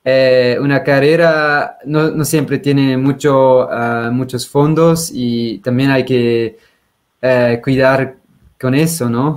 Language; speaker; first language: Spanish; non-native, fluent; Swiss German